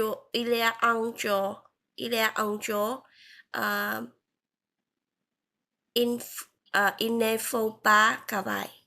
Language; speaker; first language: French; non-native, learner; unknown